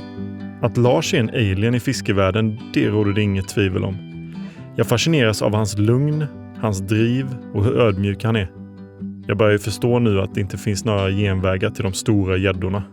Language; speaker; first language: Swedish; native; Swedish